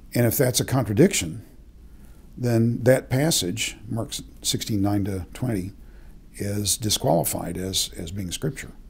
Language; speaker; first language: English; native; English